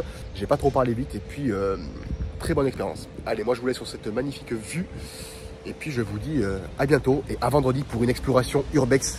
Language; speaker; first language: French; native; French